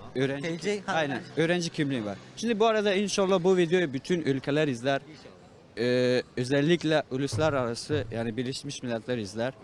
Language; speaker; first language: Turkish; non-native, fluent; Persian